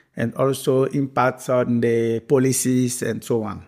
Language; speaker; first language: English; non-native, fluent; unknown